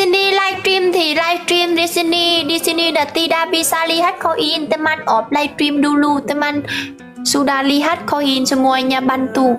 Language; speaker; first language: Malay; non-native, learner; Vietnamese